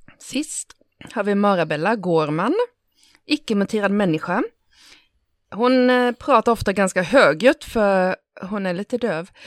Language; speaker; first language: Swedish; native; Swedish